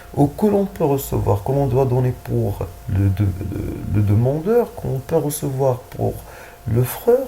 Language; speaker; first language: French; non-native, local second language; Arabic